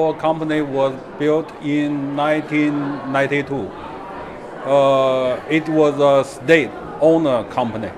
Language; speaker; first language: English; non-native, learner; Chinese